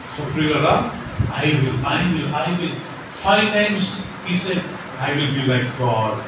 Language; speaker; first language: English; non-native, local second language; Telugu